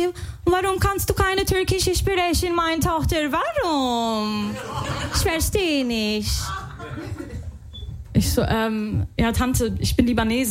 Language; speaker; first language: German; early bilingual, other home language; Arabic